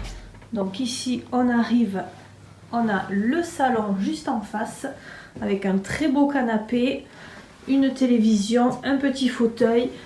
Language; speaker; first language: French; native; French